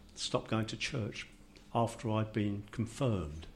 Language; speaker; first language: English; native; English